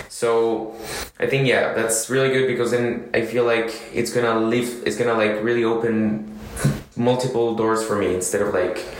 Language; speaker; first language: English; non-native, fluent; Spanish